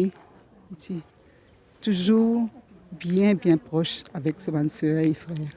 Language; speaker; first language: French; non-native, learner; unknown